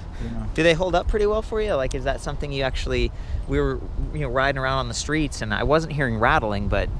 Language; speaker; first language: English; native; English